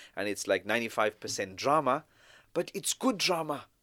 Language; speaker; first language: English; native; English